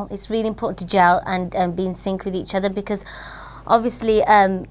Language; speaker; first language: English; native; English